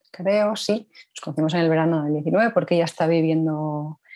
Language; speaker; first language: Spanish; native; Spanish